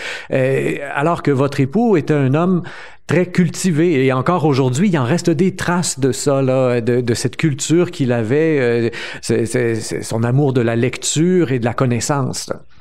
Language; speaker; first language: French; native; French